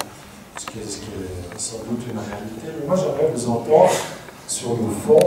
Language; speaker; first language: French; native; French